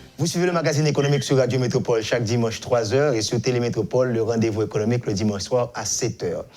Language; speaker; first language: French; non-native, local second language; Haitian Creole